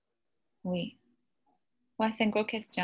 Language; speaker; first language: French; non-native, learner; English